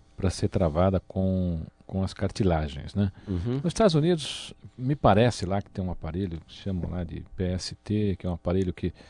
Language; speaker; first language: Portuguese; native; Portuguese